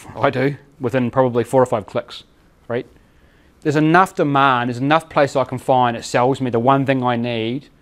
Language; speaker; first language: English; native; English